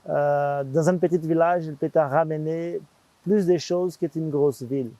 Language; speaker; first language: French; non-native, fluent; Portuguese